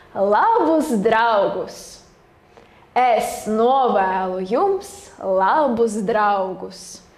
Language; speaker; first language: Latvian; non-native, local second language; Russian